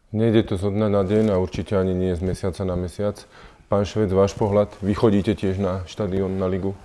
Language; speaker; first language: Slovak; native; Slovak